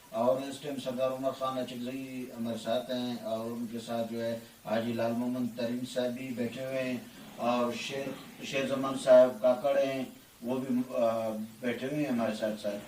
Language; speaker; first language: Urdu; non-native, local second language; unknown